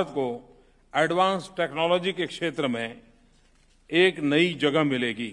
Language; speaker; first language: Hindi; non-native, local second language; Gujarati